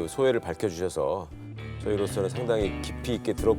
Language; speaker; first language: Korean; native; Korean